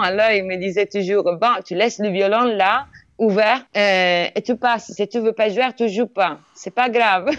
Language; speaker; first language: French; non-native, learner; Italian